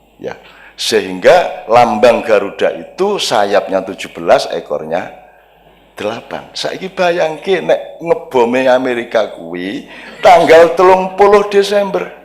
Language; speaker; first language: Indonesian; non-native, local second language; Javanese